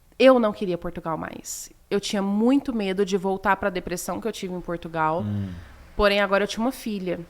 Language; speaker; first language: Portuguese; native; Portuguese